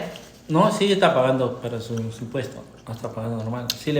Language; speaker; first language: Spanish; native; Spanish